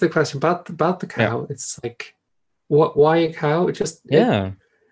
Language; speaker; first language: English; native; English